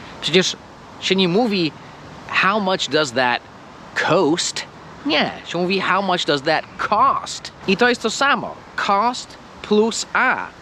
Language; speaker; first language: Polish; non-native, fluent; English